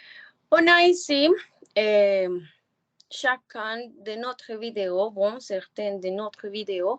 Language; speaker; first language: French; non-native, learner; Spanish